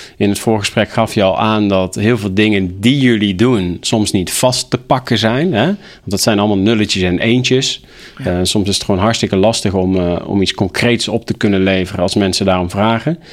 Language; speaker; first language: Dutch; native; Dutch